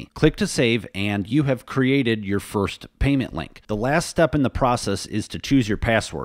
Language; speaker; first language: English; native; English